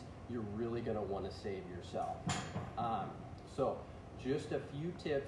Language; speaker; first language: English; native; English